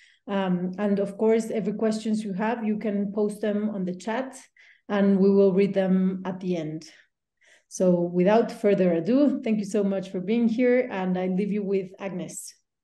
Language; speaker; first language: English; non-native, fluent; Spanish